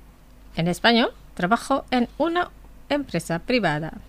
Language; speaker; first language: Spanish; non-native, fluent; Indonesian